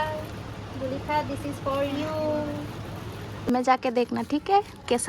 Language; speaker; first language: Hindi; non-native, local second language; Bangla